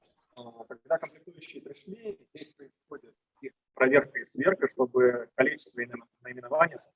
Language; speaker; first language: Russian; native; Russian